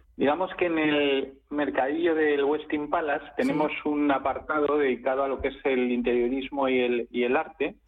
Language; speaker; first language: Spanish; native; Spanish